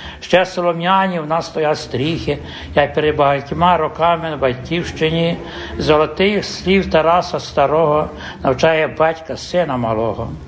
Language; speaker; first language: Ukrainian; early bilingual, heritage; Ukrainian